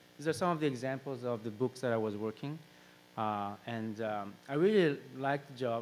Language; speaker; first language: English; non-native, fluent; Korean